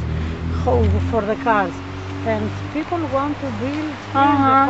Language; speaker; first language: English; non-native, learner; Greek